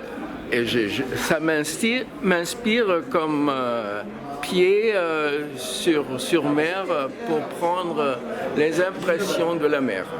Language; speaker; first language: French; non-native, fluent; German